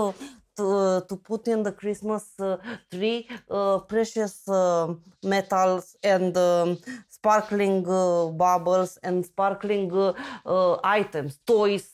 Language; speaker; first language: English; non-native, fluent; Romanian